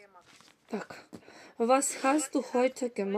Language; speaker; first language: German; non-native, fluent; Macedonian